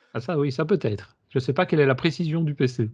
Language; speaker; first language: French; native; French